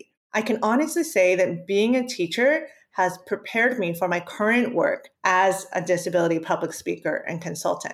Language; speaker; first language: English; early bilingual, other home language; Spanish